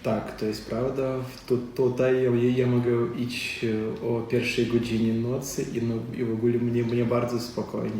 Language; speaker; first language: Polish; non-native, learner; Ukrainian